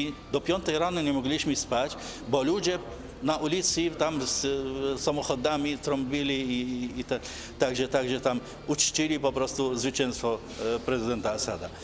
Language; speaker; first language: Polish; non-native, fluent; Arabic